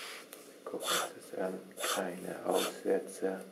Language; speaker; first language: German; native; German